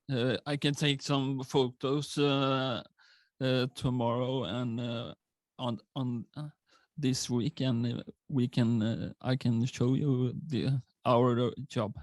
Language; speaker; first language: English; non-native, learner; Swedish